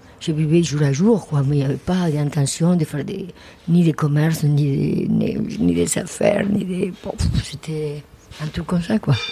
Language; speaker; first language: French; non-native, fluent; Spanish